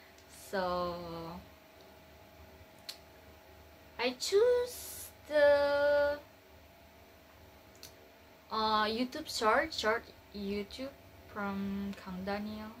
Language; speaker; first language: English; non-native, learner; Indonesian